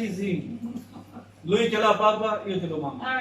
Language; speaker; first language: Italian; non-native, learner; Urdu